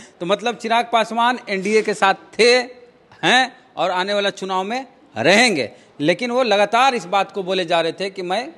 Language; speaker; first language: Hindi; native; Hindi